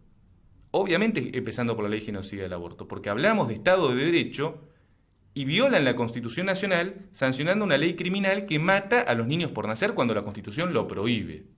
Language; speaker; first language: Spanish; native; Spanish